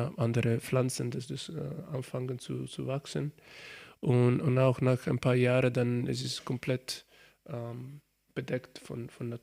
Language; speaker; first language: German; non-native, learner; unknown